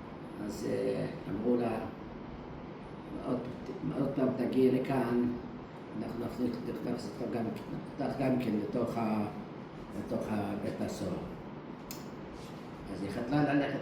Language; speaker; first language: Hebrew; early bilingual, other home language; Dutch